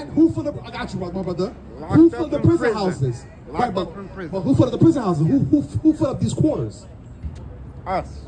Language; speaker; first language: English; native; English